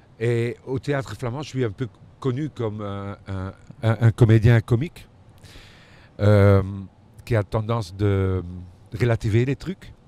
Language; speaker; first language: French; non-native, local second language; Dutch